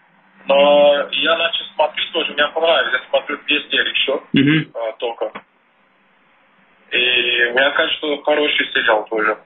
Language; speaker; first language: Russian; non-native, fluent; Portuguese